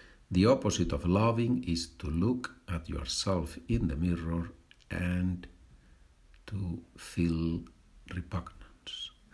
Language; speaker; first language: English; non-native, fluent; Spanish